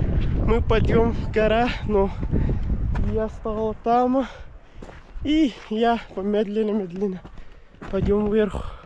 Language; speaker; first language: Russian; non-native, learner; Urdu